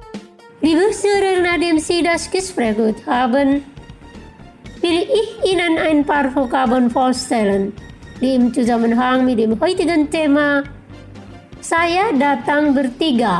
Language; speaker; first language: German; non-native, fluent; Indonesian